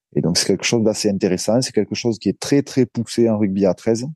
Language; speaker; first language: French; native; French